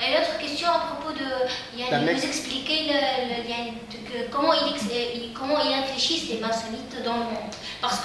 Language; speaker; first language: French; non-native, learner; Arabic